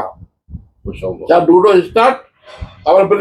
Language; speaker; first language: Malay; non-native, learner; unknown